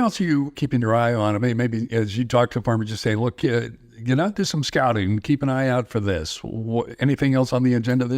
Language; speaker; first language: English; native; English